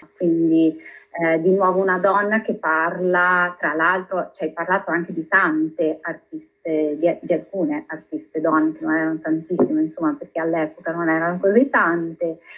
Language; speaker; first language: Italian; native; Italian